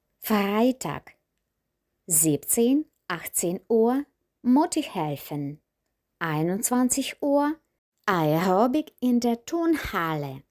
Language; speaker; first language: German; non-native, fluent; Ukrainian